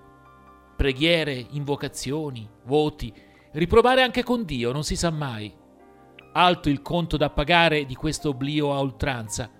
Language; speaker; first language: Italian; native; Italian